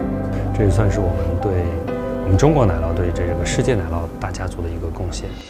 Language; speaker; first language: Chinese; native; Chinese